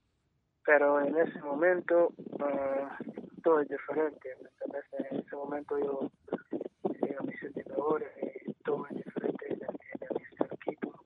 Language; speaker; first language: Spanish; non-native, learner; English